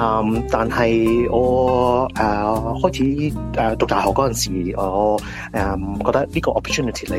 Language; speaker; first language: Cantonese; early bilingual, heritage; Cantonese